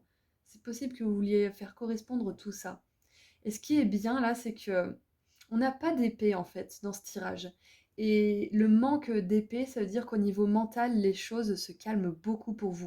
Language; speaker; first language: French; native; French